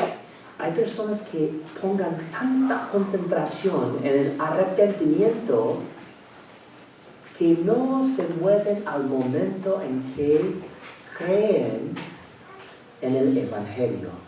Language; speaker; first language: Spanish; non-native, fluent; English